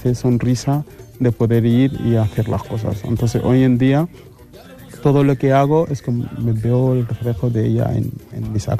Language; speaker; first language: Spanish; non-native, fluent; Wolof